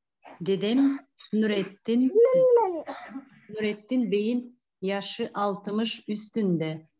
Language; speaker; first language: Turkish; non-native, learner; Kyrgyz